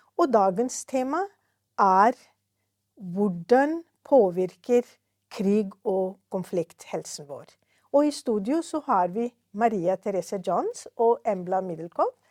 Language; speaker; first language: Norwegian; non-native, fluent; Urdu